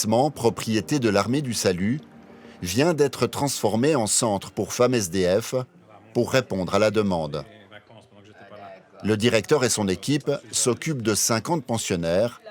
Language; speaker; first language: French; native; French